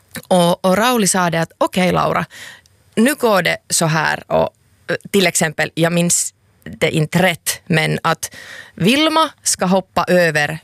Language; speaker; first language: Swedish; non-native, local second language; Finnish